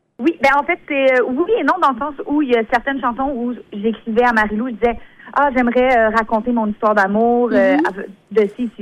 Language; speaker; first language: French; native; French